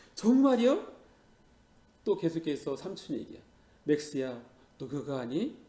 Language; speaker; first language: Korean; native; Korean